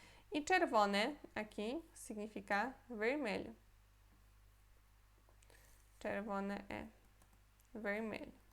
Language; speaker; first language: Portuguese; non-native, fluent; Polish